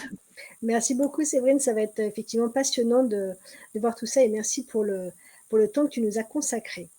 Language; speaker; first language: French; native; French